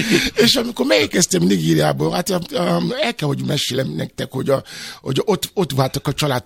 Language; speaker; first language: Hungarian; non-native, fluent; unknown